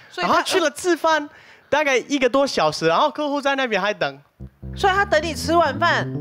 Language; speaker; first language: Chinese; non-native, fluent; Arabic